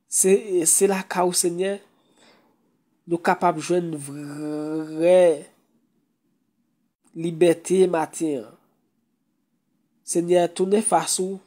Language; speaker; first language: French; non-native, local second language; Haitian Creole